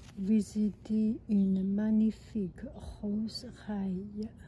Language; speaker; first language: French; non-native, fluent; Chinese